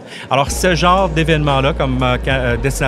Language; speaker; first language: French; native; French